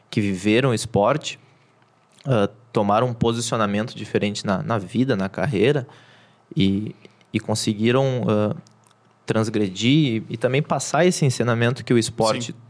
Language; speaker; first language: Portuguese; native; Portuguese